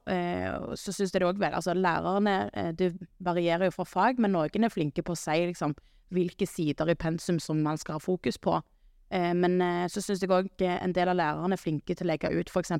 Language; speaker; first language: Norwegian; native; Norwegian